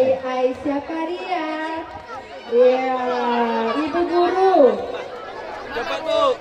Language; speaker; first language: Malay; native; Malay